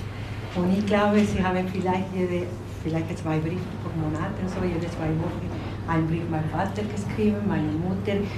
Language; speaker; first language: German; non-native, learner; Spanish